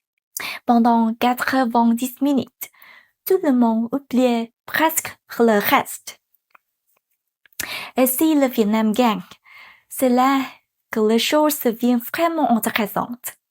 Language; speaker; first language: French; non-native, fluent; Vietnamese